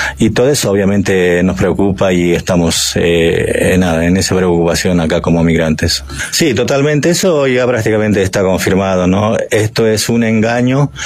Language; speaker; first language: Spanish; non-native, local second language; Aymara